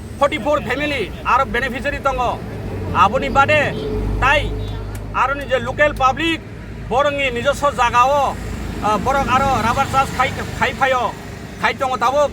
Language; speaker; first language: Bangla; non-native, local second language; Kok Borok